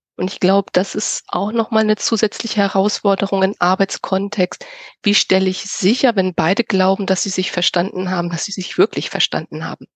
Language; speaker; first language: German; native; German